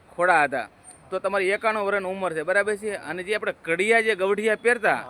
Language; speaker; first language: Gujarati; native; Gujarati